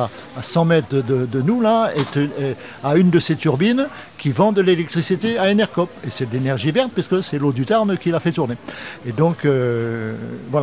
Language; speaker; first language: French; native; French